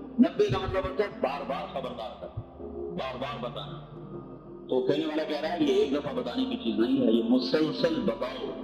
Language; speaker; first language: Urdu; non-native, local second language; Saraiki